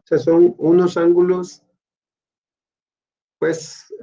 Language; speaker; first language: Spanish; native; Spanish